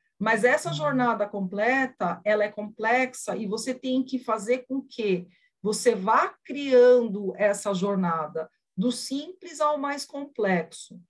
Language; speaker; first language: Portuguese; early bilingual, other home language; Spanish